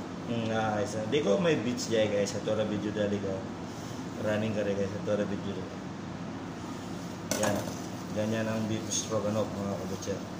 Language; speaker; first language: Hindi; non-native, learner; Filipino